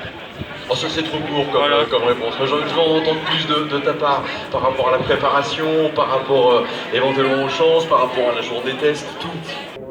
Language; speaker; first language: French; native; French